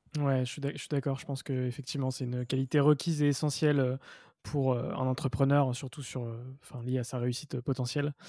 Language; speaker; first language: French; native; French